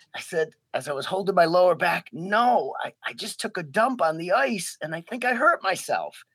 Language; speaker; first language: English; native; English